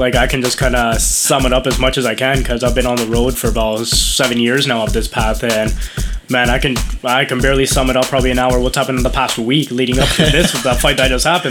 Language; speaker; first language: English; native; English